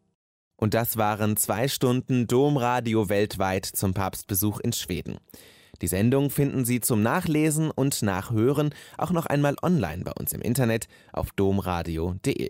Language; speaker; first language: German; native; German